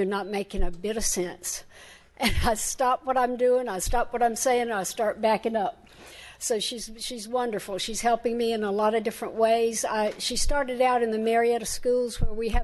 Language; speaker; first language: English; native; English